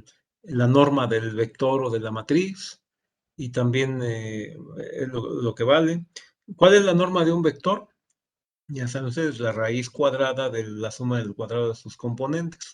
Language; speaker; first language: Spanish; native; Spanish